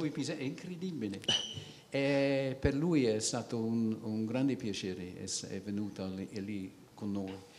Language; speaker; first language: Italian; non-native, fluent; English